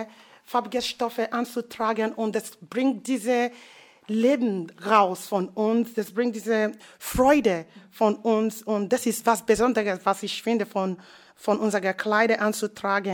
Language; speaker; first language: German; non-native, learner; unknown